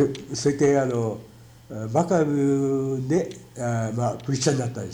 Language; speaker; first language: Japanese; native; Japanese